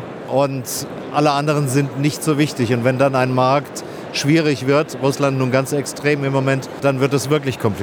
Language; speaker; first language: German; native; German